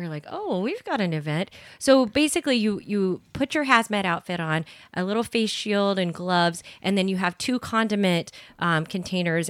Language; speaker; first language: English; native; English